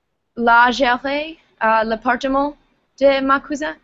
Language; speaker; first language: French; non-native, learner; English